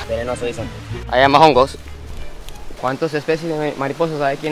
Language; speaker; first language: Spanish; non-native, fluent; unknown